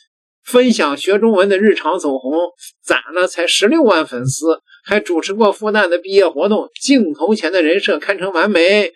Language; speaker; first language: Chinese; native; Chinese